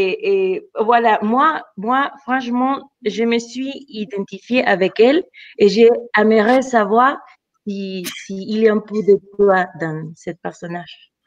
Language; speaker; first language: French; non-native, fluent; Spanish